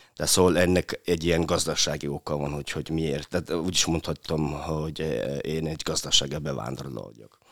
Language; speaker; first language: Hungarian; non-native, fluent; Mongolian